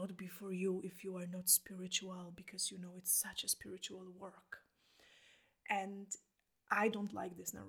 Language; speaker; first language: English; non-native, fluent; Polish